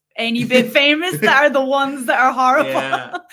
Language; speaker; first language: English; native; English